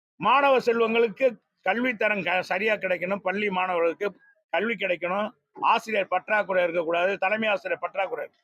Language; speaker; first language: Tamil; native; Tamil